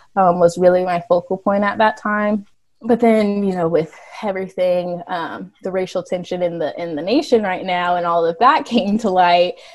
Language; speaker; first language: English; native; English